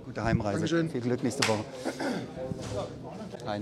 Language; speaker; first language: German; native; German